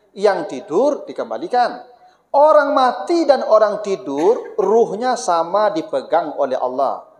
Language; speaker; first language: Malay; non-native, local second language; Minangkabau